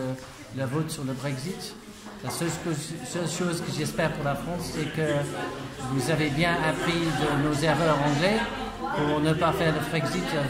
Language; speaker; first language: French; non-native, fluent; English